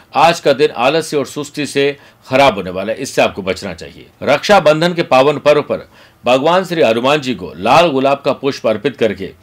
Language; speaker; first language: Hindi; native; Hindi